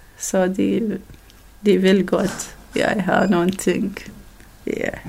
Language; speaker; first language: Danish; non-native, learner; Arabic